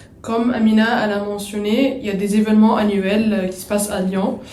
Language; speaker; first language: French; non-native, fluent; Arabic